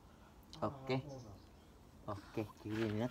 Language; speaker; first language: Japanese; non-native, learner; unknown